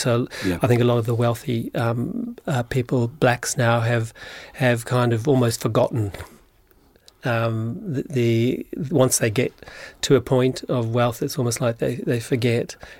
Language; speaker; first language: English; native; English